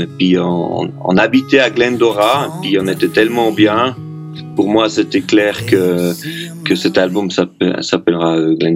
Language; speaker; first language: French; non-native, local second language; German